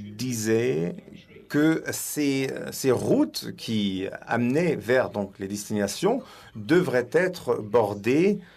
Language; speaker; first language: French; non-native, fluent; Swedish